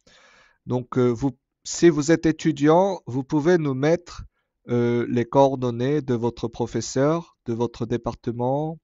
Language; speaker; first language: French; non-native, fluent; Korean